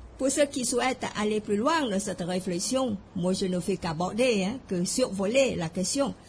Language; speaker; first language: French; non-native, fluent; Khmer